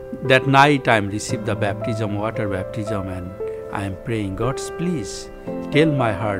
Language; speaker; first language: English; non-native, local second language; Bangla